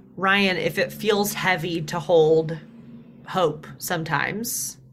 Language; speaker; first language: English; native; English